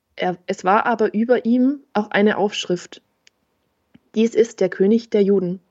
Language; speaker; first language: German; native; German